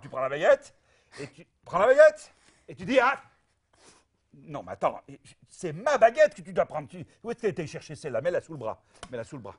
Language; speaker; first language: French; native; French